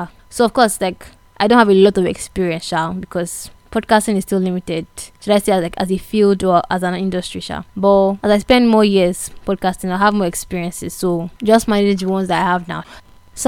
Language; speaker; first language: English; non-native, local second language; Igbo